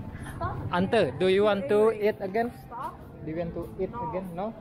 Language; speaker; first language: English; non-native, learner; Indonesian